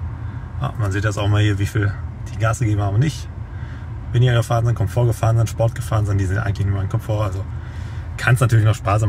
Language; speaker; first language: German; native; German